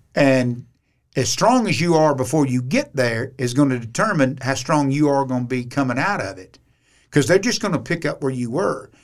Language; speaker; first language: English; native; English